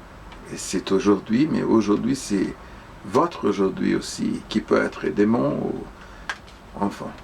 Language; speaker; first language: French; non-native, fluent; Portuguese